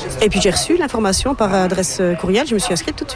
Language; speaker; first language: French; native; French